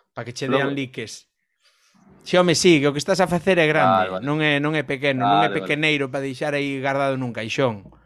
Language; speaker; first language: Galician; non-native, local second language; Spanish